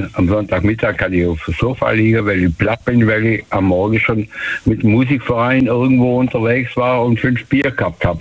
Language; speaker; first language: German; native; German